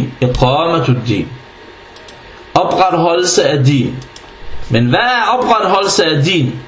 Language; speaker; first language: Danish; early bilingual, other home language; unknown